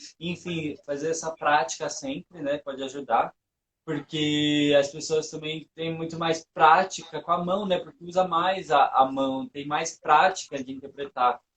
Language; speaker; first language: Portuguese; native; Portuguese